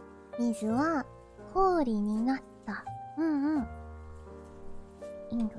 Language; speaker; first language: Japanese; non-native, learner; English